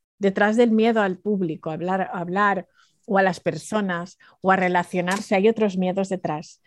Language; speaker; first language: Spanish; early bilingual, other home language; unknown